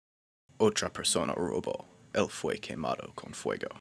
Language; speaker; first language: Spanish; non-native, learner; English